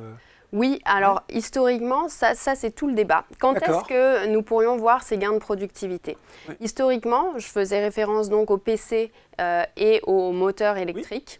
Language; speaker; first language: French; native; French